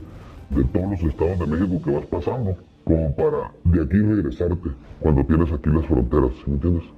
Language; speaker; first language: Spanish; native; Spanish